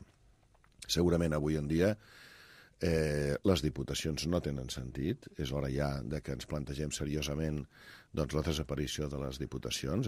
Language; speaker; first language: Catalan; native; Catalan